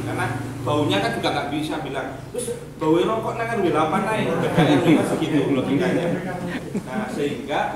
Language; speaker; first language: Indonesian; native; Indonesian